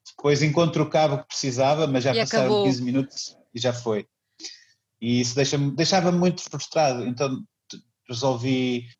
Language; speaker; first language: Portuguese; native; Portuguese